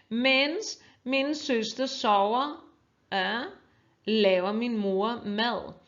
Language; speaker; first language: Danish; non-native, fluent; Portuguese